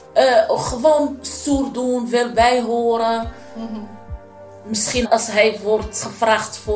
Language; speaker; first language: Dutch; non-native, learner; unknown